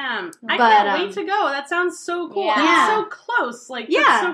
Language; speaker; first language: English; native; English